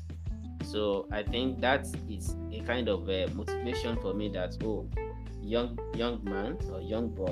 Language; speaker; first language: English; non-native, local second language; Yoruba